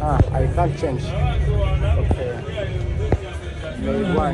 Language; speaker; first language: English; non-native, learner; Kinyarwanda